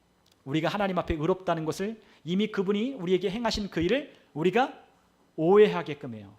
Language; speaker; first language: Korean; native; Korean